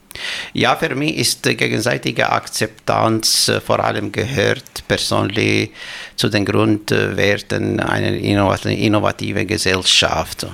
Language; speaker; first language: German; non-native, fluent; Albanian